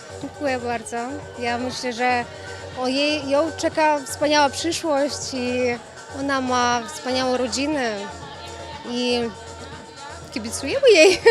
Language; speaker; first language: Polish; non-native, fluent; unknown